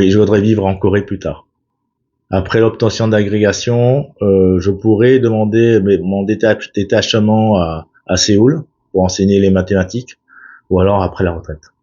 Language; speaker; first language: French; early bilingual, other home language; Korean